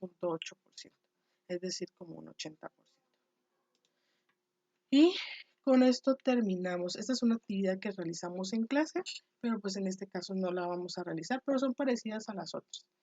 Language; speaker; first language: Spanish; native; Spanish